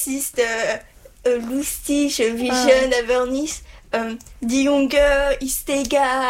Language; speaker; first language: German; non-native, learner; French